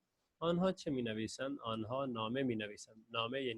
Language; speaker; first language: Persian; non-native, fluent; Urdu